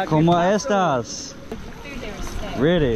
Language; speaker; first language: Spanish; non-native, learner; English